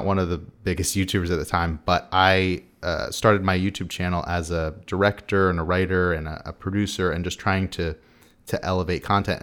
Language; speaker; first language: English; native; English